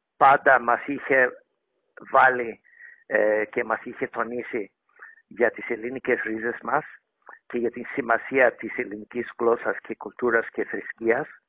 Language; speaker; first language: Greek; early bilingual, heritage; Greek